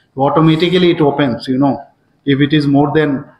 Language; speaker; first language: English; non-native, local second language; Bangla